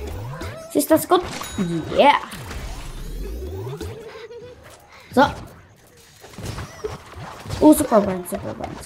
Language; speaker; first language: Swedish; early bilingual, other home language; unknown